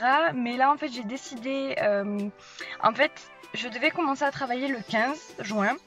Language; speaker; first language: French; native; French